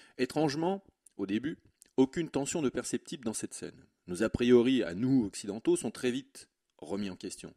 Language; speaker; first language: French; native; French